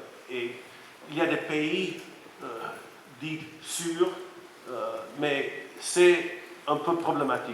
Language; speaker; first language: French; non-native, fluent; Latvian